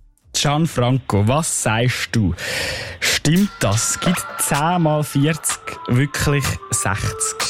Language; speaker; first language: German; native; German